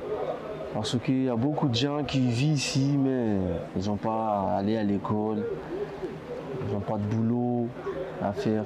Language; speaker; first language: French; non-native, learner; Comorian